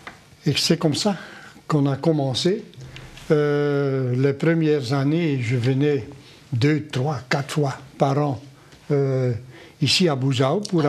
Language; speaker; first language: French; non-native, local second language; Dutch